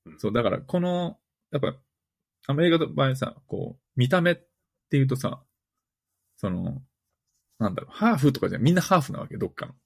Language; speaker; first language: Japanese; native; Japanese